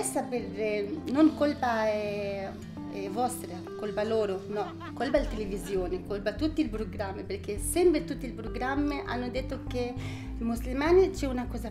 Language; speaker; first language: Italian; non-native, learner; Arabic